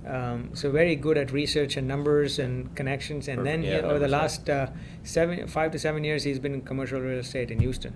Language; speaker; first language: English; non-native, local second language; Gujarati